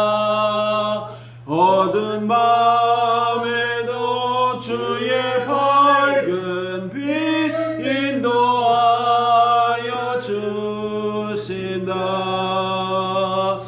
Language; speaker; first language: Korean; native; Korean